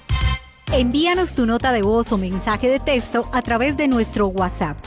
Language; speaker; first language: Spanish; native; Spanish